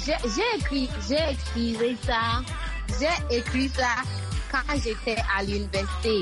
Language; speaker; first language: French; non-native, learner; Akan